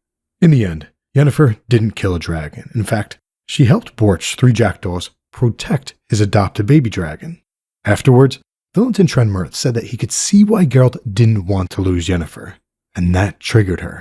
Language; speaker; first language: English; native; English